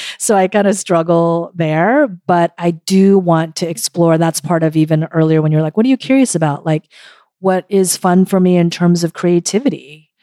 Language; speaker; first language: English; early bilingual, other home language; Korean